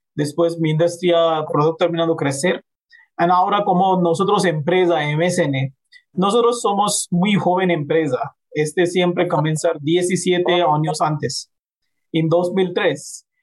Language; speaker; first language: Spanish; non-native, learner; Hindi